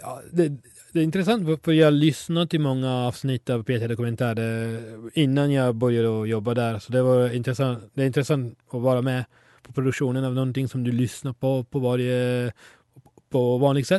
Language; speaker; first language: Swedish; non-native, fluent; Italian